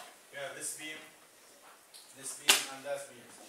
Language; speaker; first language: English; non-native, fluent; Arabic